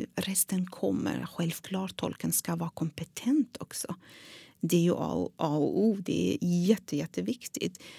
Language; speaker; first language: Swedish; non-native, fluent; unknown